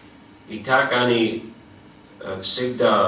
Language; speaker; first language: Russian; non-native, fluent; English